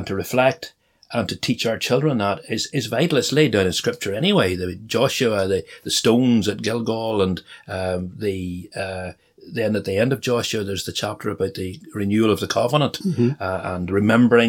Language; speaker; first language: English; native; English